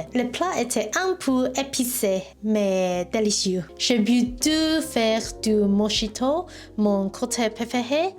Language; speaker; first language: French; non-native, learner; Cantonese